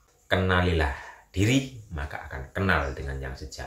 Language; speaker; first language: Indonesian; native; Indonesian